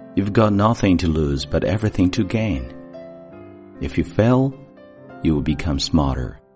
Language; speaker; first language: English; non-native, fluent; Chinese